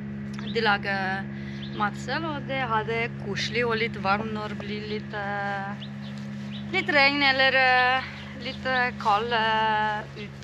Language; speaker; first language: Norwegian; non-native, fluent; Romanian